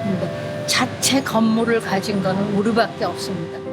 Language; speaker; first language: Korean; native; Korean